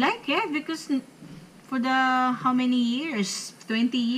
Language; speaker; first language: English; non-native, local second language; Filipino